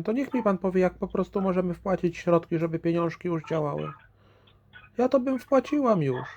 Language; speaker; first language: Polish; native; Polish